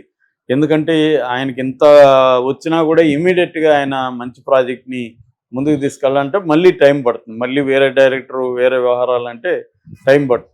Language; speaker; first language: Telugu; native; Telugu